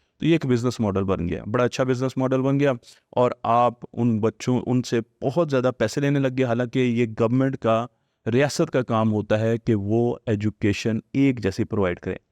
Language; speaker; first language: Urdu; non-native, local second language; Punjabi